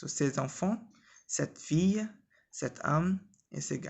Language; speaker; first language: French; non-native, learner; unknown